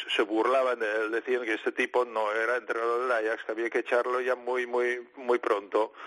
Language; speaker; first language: Spanish; non-native, fluent; Dutch